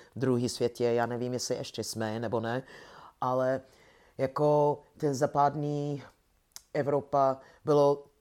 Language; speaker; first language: Czech; non-native, learner; English